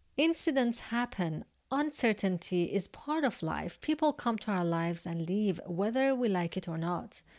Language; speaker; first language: English; non-native, fluent; Persian